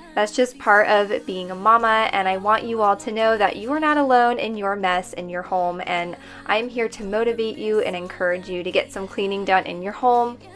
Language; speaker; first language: English; native; English